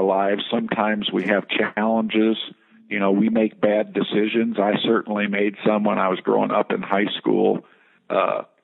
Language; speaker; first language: English; native; English